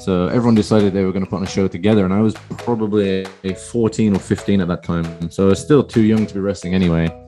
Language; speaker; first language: English; native; English